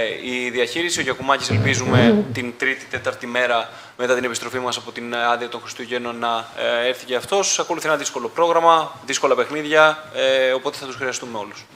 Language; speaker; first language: Greek; native; Greek